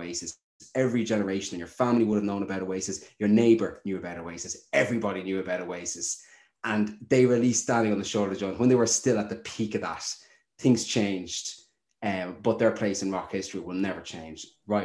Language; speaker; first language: English; native; English